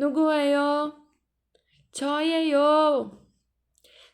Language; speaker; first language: Korean; non-native, fluent; Portuguese